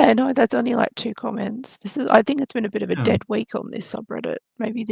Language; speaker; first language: English; native; English